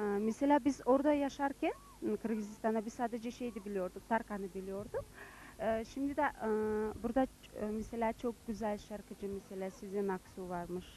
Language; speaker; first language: Turkish; non-native, learner; Kyrgyz